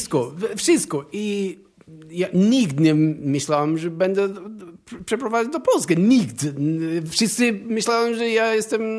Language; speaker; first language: Polish; non-native, learner; Portuguese